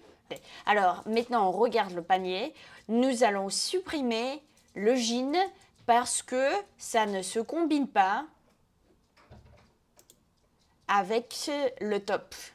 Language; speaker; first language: French; non-native, fluent; Russian